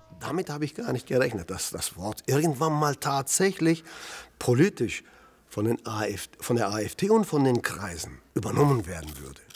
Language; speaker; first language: German; non-native, fluent; Turkish